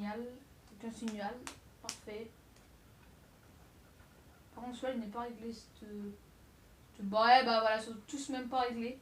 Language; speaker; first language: French; native; French